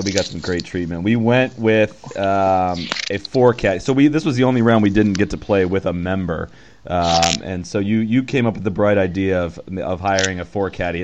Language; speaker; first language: English; native; English